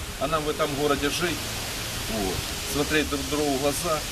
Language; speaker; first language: Russian; native; Russian